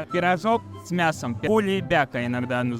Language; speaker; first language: Russian; native; Russian